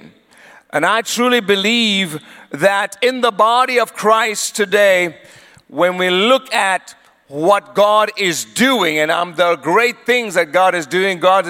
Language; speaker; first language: English; non-native, local second language; Swati